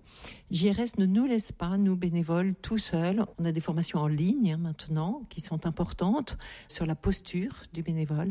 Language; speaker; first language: French; native; French